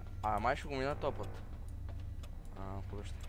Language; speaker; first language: Bulgarian; native; Bulgarian